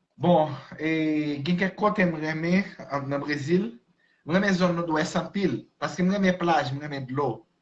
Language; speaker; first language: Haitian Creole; non-native, fluent; Portuguese